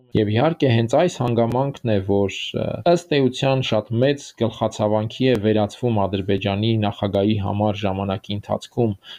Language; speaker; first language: Armenian; native; Armenian